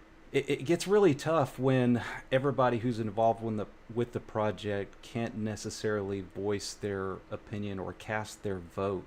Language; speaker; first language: English; native; English